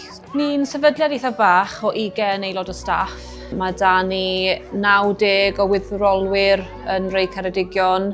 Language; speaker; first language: Welsh; native; Welsh